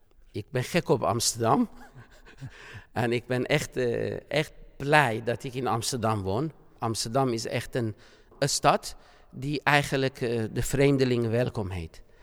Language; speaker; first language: Dutch; non-native, fluent; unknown